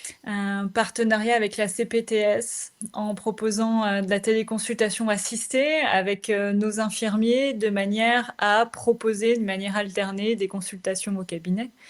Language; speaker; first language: French; native; French